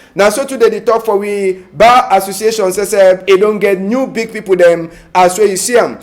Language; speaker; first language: Nigerian Pidgin; native; Nigerian Pidgin